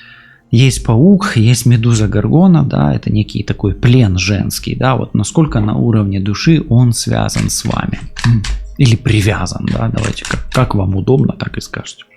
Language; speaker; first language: Russian; native; Russian